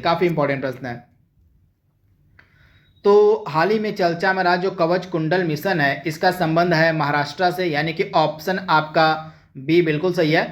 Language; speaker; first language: Hindi; native; Hindi